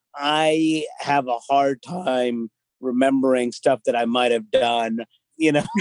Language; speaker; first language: English; native; English